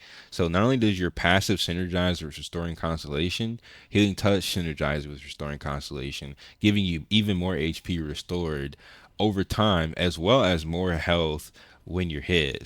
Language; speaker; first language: English; native; English